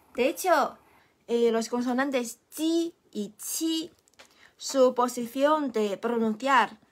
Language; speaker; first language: Spanish; non-native, fluent; Chinese